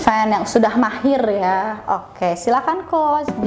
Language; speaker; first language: Indonesian; native; Indonesian